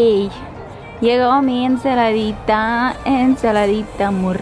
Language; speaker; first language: Spanish; non-native, fluent; Russian